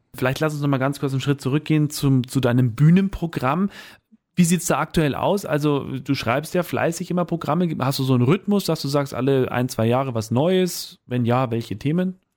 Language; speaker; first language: German; native; German